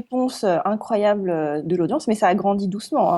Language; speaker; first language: French; native; French